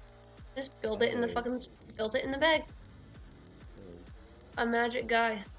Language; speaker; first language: English; native; English